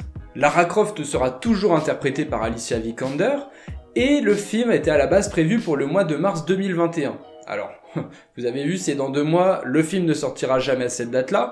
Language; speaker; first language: French; native; French